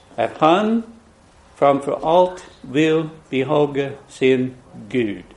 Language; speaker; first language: Swedish; non-native, fluent; English